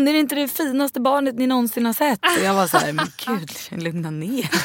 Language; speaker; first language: Swedish; native; Swedish